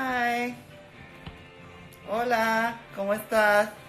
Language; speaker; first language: Spanish; non-native, learner; English